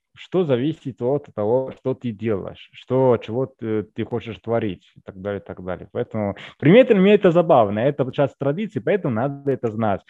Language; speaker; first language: Russian; non-native, fluent; Italian